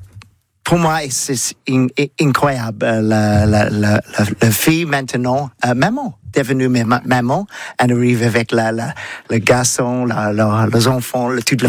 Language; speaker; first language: French; non-native, learner; English